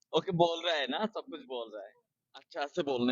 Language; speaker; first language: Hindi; non-native, learner; Bangla